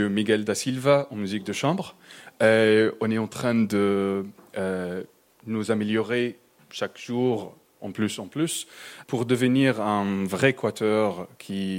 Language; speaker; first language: French; non-native, fluent; Arabic